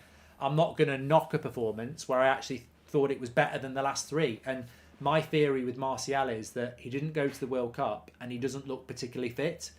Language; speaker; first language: English; native; English